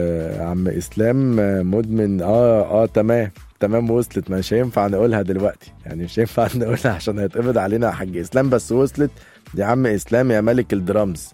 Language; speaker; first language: Arabic; native; Arabic